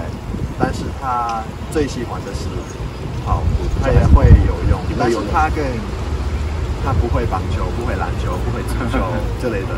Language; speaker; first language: Chinese; non-native, fluent; English